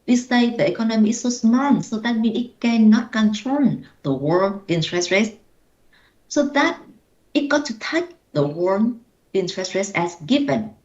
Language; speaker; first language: English; non-native, fluent; Vietnamese